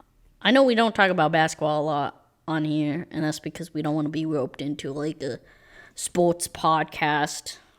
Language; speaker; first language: English; native; English